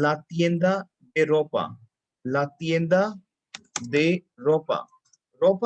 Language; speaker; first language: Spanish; non-native, fluent; Hindi